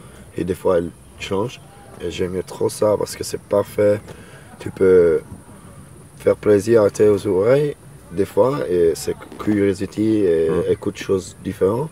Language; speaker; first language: French; non-native, learner; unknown